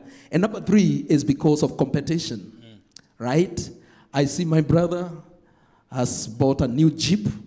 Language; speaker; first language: English; non-native, local second language; Swahili